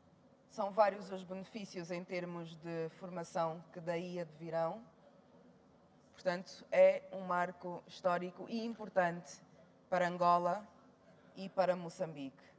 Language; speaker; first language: Portuguese; native; Portuguese